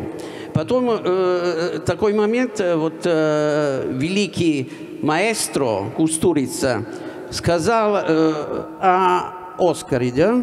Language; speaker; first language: Russian; non-native, fluent; Italian